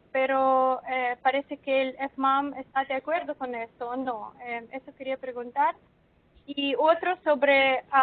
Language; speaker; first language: Spanish; non-native, fluent; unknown